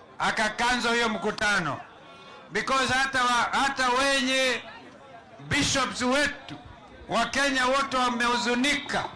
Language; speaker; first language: Swahili; non-native, local second language; Kamba